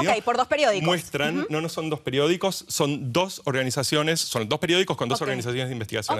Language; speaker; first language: Spanish; native; Spanish